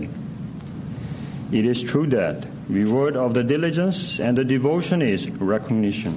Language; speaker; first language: English; non-native, learner; Korean